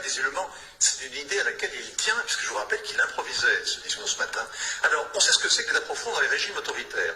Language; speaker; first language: French; native; French